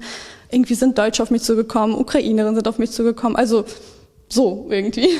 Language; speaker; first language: German; early bilingual, other home language; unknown